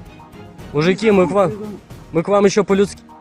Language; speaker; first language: Russian; native; Russian